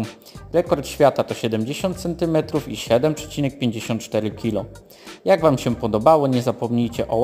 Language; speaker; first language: Polish; native; Polish